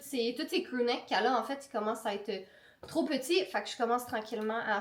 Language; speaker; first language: French; native; French